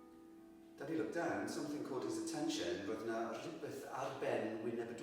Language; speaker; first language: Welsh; non-native, fluent; English